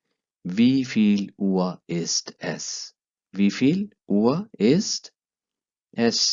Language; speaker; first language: German; non-native, fluent; Urdu